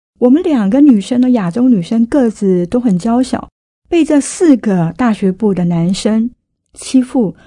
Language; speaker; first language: Chinese; native; Chinese